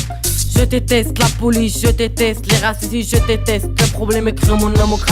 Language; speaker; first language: French; non-native, learner; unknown